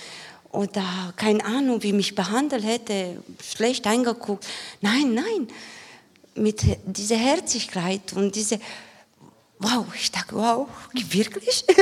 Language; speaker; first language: German; non-native, learner; Romanian